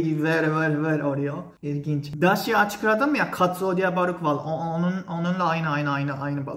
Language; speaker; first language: Turkish; non-native, fluent; Japanese